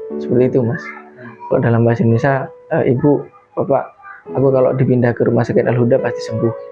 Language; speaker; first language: Indonesian; non-native, local second language; Madurese